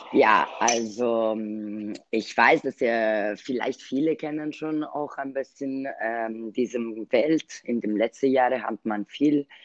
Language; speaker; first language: German; non-native, learner; Italian